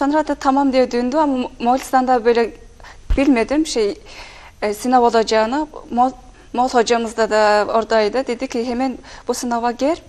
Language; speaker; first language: Turkish; non-native, fluent; Mongolian